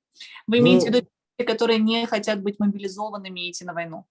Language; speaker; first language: Russian; native; Russian